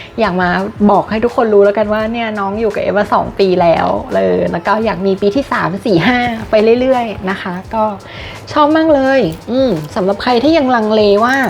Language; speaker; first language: Thai; native; Thai